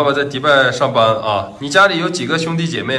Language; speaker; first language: Chinese; native; Chinese